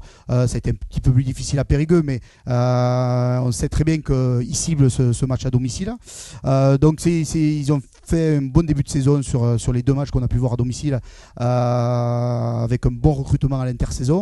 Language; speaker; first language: French; native; French